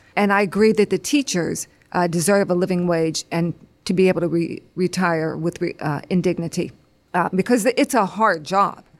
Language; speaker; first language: English; native; English